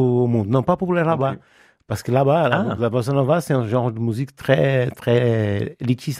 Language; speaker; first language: French; non-native, fluent; Portuguese